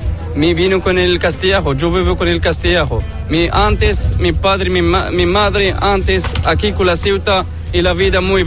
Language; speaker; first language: Spanish; non-native, learner; Arabic